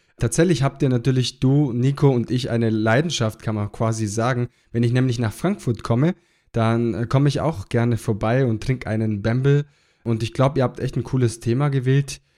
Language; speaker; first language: German; native; German